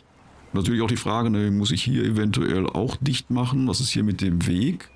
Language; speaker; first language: German; native; German